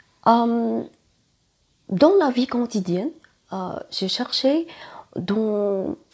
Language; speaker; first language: French; non-native, learner; Thai